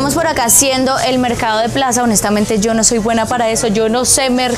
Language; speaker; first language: Spanish; native; Spanish